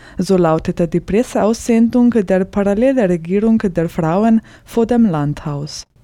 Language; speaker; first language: German; native; German